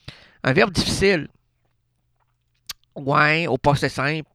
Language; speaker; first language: French; native; French